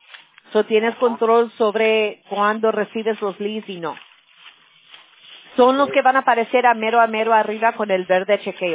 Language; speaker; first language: Spanish; early bilingual, heritage; Spanish